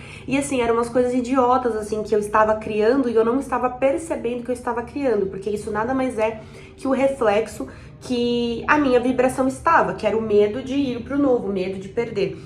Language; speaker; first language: Portuguese; native; Portuguese